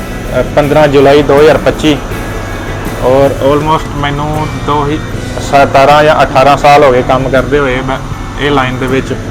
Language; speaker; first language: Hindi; non-native, local second language; Punjabi